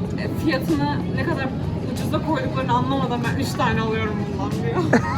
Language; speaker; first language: Turkish; native; Turkish